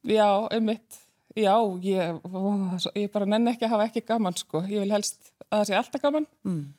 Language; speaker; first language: Icelandic; native; Icelandic